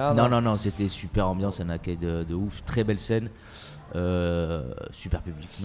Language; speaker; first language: French; native; French